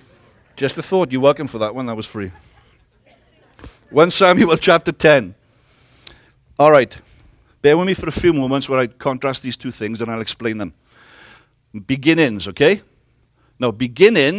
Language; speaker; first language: English; native; English